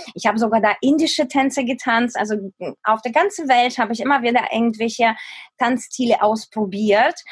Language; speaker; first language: German; non-native, fluent; Ukrainian